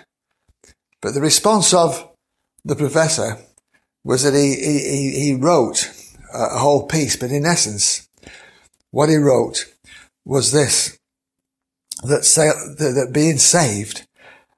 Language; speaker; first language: English; native; English